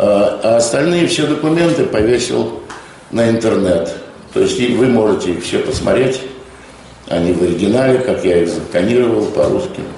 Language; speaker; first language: Russian; native; Russian